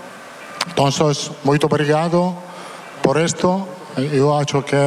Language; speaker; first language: Portuguese; non-native, fluent; Italian